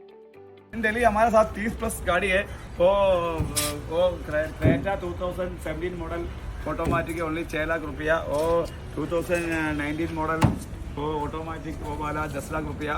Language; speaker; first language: Hindi; non-native, local second language; Malayalam